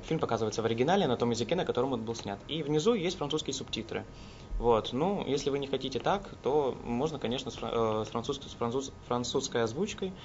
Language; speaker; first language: Russian; native; Russian